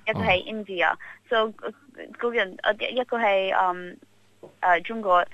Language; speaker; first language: Cantonese; early bilingual, heritage; Cantonese